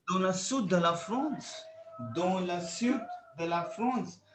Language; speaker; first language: French; non-native, fluent; Hindi